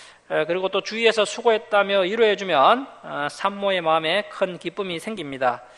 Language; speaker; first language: Korean; native; Korean